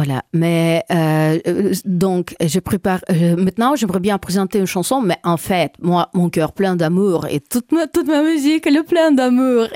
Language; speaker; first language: French; non-native, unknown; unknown